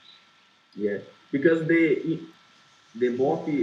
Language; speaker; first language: English; non-native, learner; Portuguese